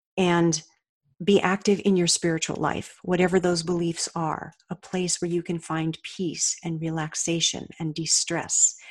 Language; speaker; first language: English; native; English